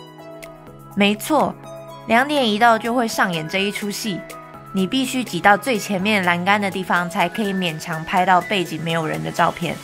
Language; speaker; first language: Chinese; native; Chinese